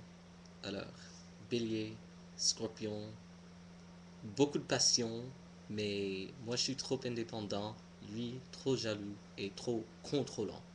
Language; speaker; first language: French; non-native, fluent; English